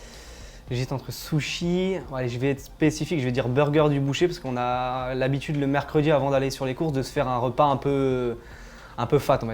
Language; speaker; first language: French; native; French